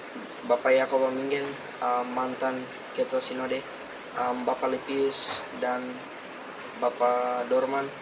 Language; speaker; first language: Indonesian; early bilingual, other home language; English